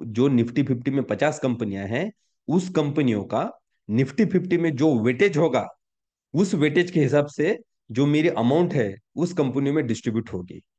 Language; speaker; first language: Hindi; non-native, local second language; Marathi